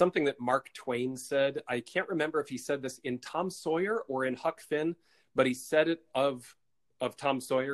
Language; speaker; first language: English; native; English